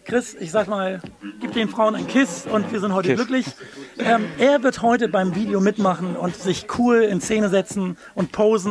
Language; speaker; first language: German; native; German